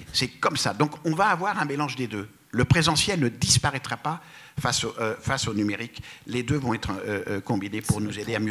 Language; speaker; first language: French; native; French